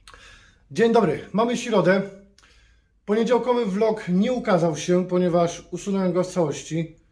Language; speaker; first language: Polish; native; Polish